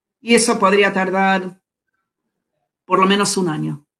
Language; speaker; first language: Spanish; non-native, fluent; English